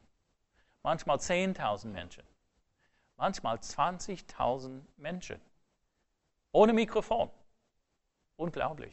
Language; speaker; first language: German; non-native, fluent; English